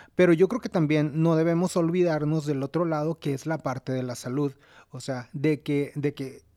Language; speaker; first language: Spanish; native; Spanish